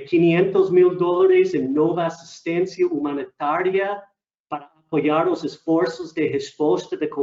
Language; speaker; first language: Portuguese; non-native, fluent; English